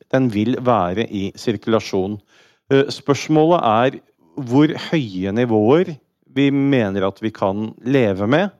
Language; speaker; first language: Norwegian; native; Norwegian